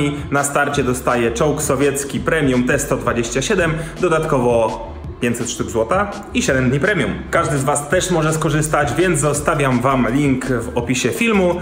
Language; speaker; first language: Polish; native; Polish